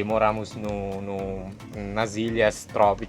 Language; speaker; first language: Portuguese; non-native, fluent; Indonesian